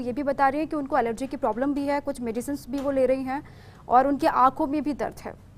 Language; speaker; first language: Hindi; native; Hindi